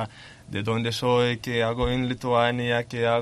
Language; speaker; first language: Spanish; non-native, learner; Lithuanian